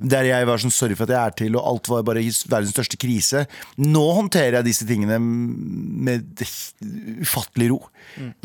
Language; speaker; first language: Norwegian; native; Norwegian